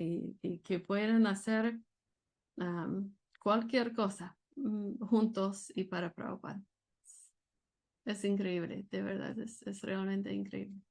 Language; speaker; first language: Spanish; non-native, learner; English